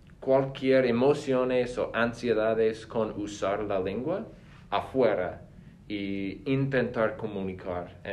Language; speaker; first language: Spanish; non-native, fluent; English